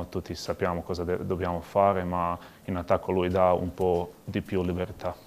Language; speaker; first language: Italian; non-native, learner; Croatian